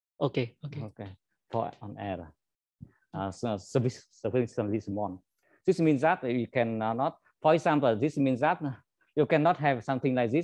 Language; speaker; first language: English; non-native, learner; Vietnamese